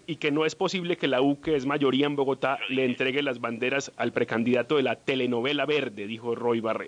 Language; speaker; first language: Spanish; native; Spanish